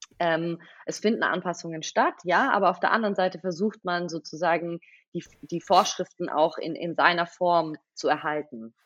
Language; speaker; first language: German; native; German